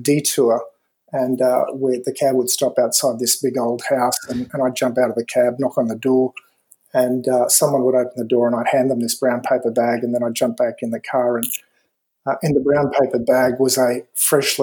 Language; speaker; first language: English; native; English